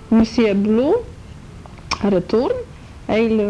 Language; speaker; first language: French; non-native, learner; Polish